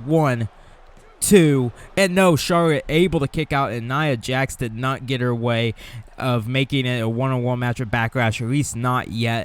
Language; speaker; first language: English; native; English